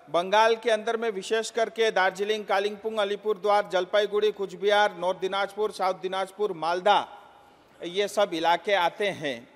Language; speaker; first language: Hindi; non-native, local second language; Nepali